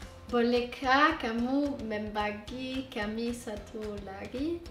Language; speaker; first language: Indonesian; non-native, learner; English